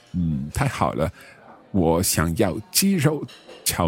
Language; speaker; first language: Chinese; non-native, learner; English